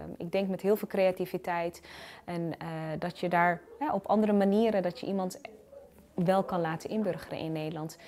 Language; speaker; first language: Dutch; early bilingual, other home language; Tigrinya